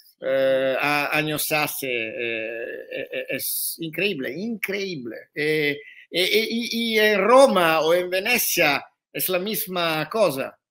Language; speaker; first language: Spanish; non-native, learner; Italian